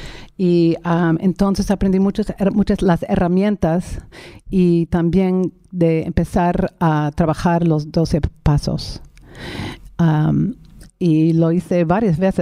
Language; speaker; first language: Spanish; non-native, fluent; English